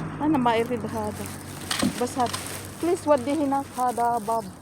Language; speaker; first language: Arabic; non-native, learner; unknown